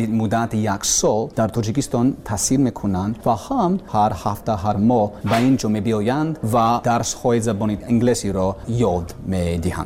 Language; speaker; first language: Persian; non-native, learner; English